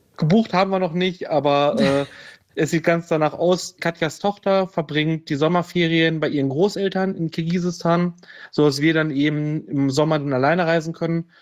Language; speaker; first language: German; native; German